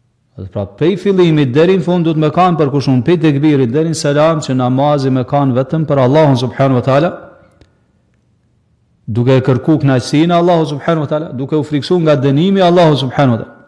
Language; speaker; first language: Albanian; native; Albanian